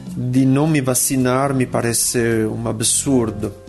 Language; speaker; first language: Portuguese; non-native, fluent; Italian